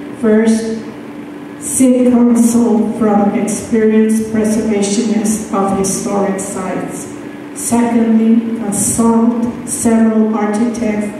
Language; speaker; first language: English; native; English